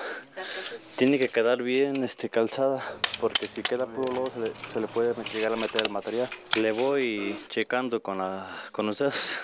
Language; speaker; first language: Spanish; native; Spanish